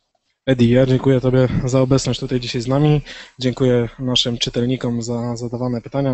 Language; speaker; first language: Polish; native; Polish